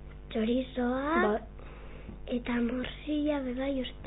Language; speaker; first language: Basque; non-native, local second language; Spanish